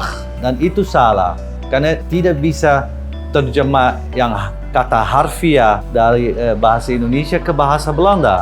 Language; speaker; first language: Indonesian; non-native, learner; Dutch